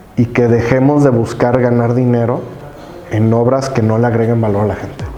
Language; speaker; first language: Spanish; native; Spanish